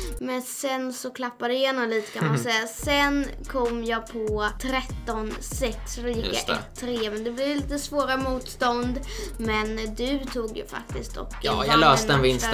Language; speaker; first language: Swedish; native; Swedish